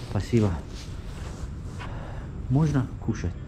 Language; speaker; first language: Russian; non-native, learner; Turkish